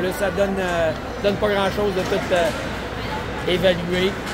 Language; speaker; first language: French; native; French